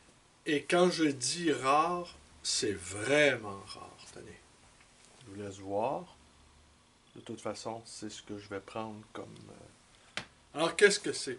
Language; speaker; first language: French; native; French